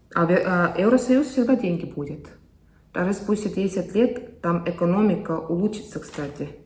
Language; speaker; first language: Russian; non-native, fluent; Estonian